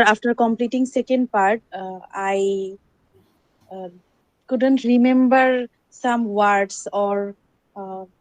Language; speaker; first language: English; non-native, learner; Bangla